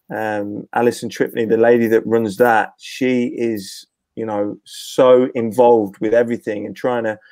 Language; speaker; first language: English; native; English